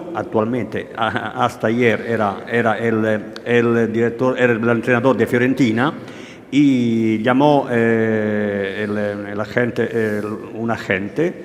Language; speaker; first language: Spanish; non-native, learner; Italian